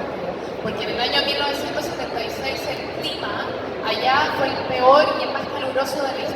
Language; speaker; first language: Spanish; native; Spanish